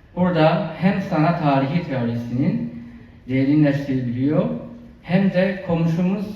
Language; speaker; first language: Turkish; non-native, fluent; Chinese